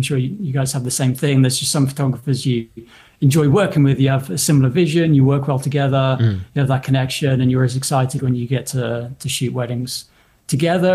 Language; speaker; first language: English; native; English